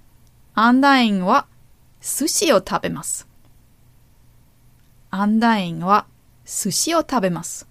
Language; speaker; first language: Japanese; non-native, learner; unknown